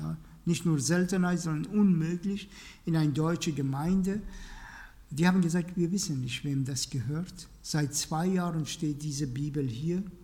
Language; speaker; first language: German; non-native, fluent; Persian